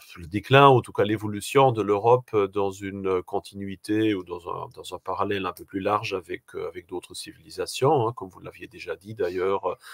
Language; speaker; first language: French; native; French